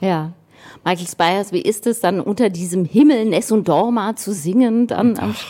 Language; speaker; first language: German; native; German